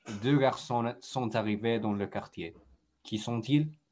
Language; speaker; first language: French; non-native, learner; Spanish